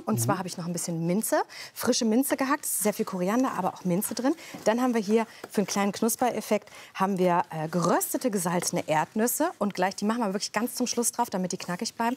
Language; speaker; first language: German; native; German